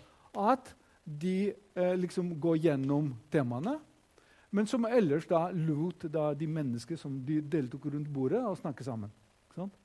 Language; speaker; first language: Norwegian; non-native, fluent; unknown